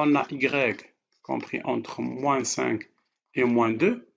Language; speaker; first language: French; non-native, local second language; Arabic